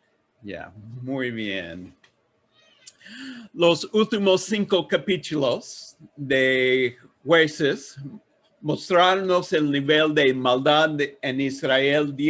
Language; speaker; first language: Spanish; non-native, learner; English